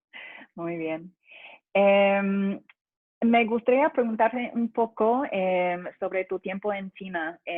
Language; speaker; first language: Spanish; non-native, fluent; English